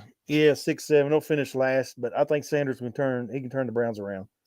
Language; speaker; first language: English; native; English